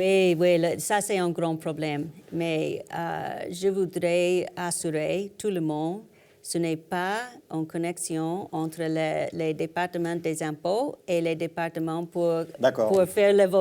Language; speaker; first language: French; non-native, learner; English